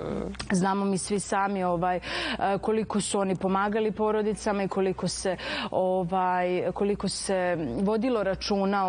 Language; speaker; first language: Serbian; native; Serbian